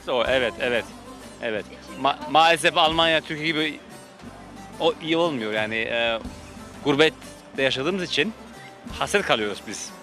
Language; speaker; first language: Turkish; early bilingual, heritage; Turkish